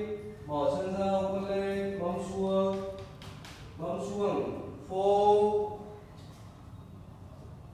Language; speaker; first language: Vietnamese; non-native, learner; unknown